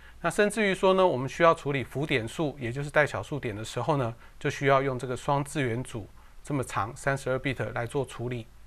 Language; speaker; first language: Chinese; native; Chinese